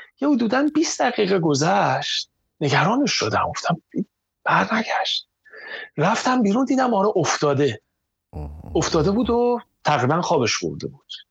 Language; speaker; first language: Persian; native; Persian